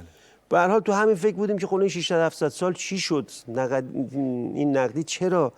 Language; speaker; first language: Persian; native; Persian